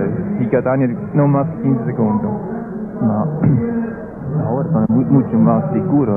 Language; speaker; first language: Spanish; non-native, learner; German